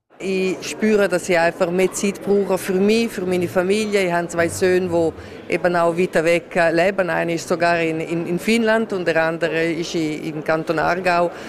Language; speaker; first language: German; non-native, local second language; Italian